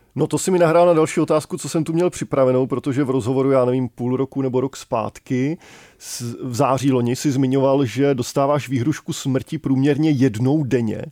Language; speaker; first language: Czech; native; Czech